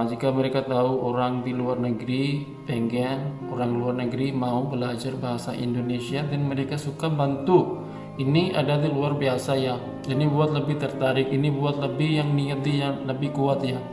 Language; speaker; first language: Indonesian; non-native, learner; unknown